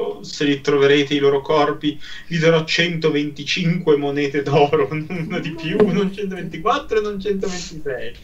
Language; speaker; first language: Italian; native; Italian